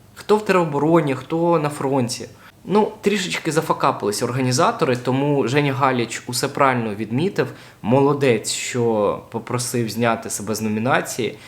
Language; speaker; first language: Ukrainian; non-native, local second language; Russian